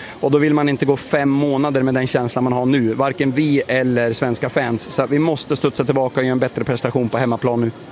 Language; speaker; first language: Swedish; native; Swedish